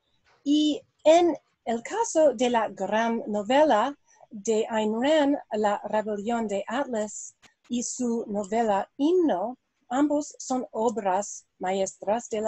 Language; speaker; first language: Spanish; non-native, learner; English